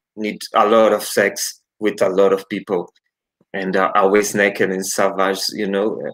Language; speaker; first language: English; non-native, learner; Portuguese